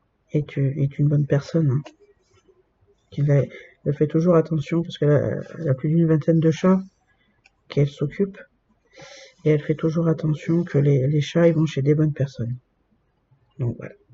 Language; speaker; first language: French; native; French